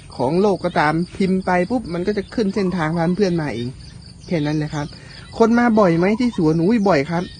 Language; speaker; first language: Thai; native; Thai